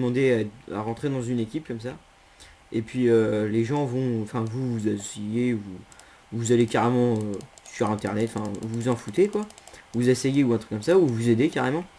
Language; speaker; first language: French; native; French